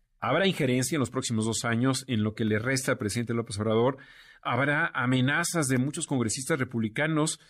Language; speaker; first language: Spanish; native; Spanish